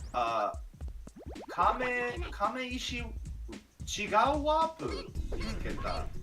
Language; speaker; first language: Japanese; non-native, learner; English